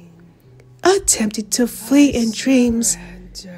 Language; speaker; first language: English; native; English